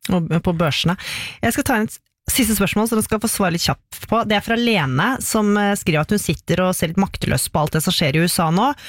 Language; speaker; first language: Norwegian; native; Norwegian